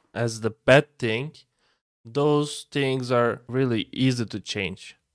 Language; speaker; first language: English; non-native, fluent; Turkish